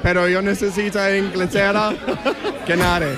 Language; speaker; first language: Spanish; non-native, learner; English